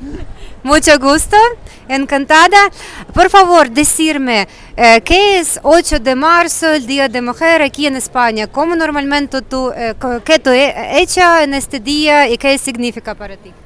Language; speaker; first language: Spanish; non-native, learner; Ukrainian